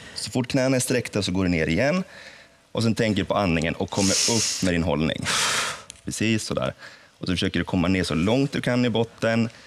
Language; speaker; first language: Swedish; native; Swedish